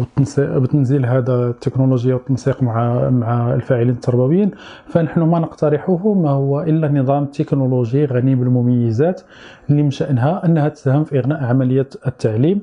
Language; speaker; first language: Arabic; native; Arabic